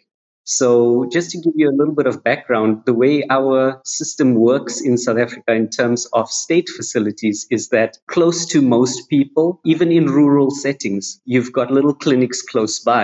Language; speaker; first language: English; native; English